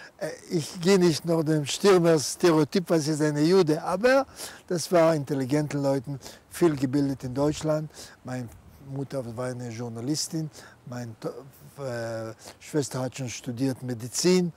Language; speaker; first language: German; non-native, fluent; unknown